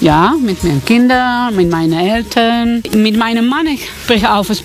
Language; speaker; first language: German; non-native, learner; Catalan